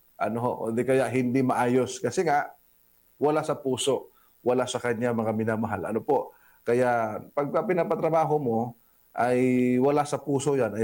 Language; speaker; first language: Filipino; non-native, local second language; Cebuano